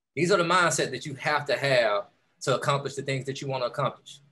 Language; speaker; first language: English; native; English